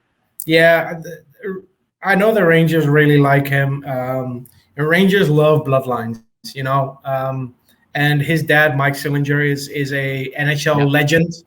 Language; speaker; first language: English; native; English